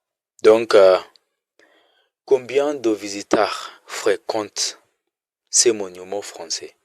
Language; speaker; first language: French; non-native, fluent; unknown